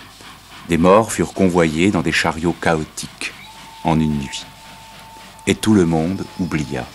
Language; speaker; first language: French; native; French